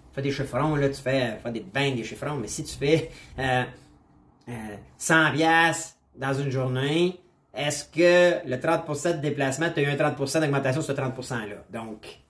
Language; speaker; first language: French; native; French